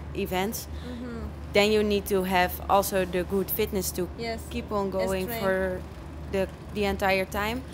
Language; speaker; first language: English; non-native, fluent; Dutch